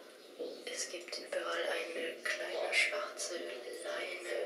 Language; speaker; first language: German; non-native, learner; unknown